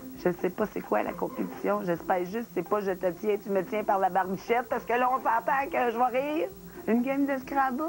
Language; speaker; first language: French; native; French